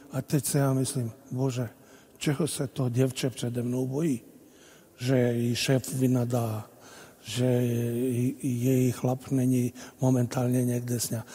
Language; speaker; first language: Czech; non-native, fluent; Bosnian